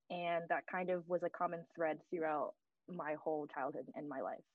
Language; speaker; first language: English; native; English